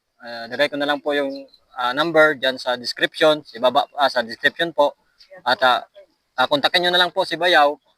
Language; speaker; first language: Filipino; non-native, local second language; Aklanon